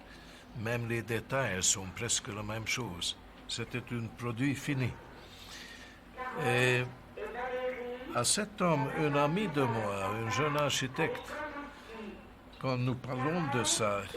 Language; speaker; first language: French; non-native, fluent; Hungarian